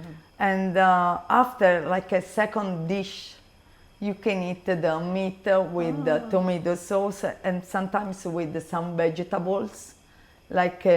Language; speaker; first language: English; non-native, learner; Italian